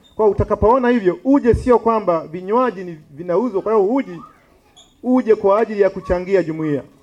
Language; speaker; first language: Swahili; native; Swahili